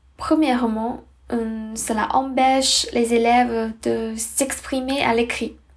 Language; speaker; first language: French; non-native, learner; Chinese